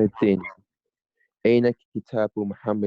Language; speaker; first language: Arabic; non-native, learner; English